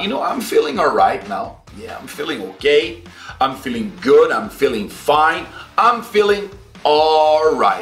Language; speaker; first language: English; non-native, fluent; Portuguese